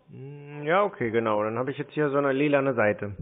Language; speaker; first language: German; native; German